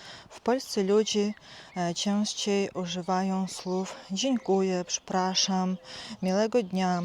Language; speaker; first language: Polish; non-native, fluent; Ukrainian